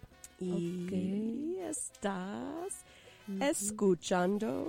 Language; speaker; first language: Spanish; non-native, learner; English